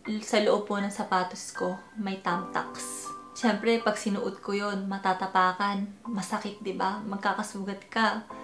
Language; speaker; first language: Filipino; early bilingual, heritage; Filipino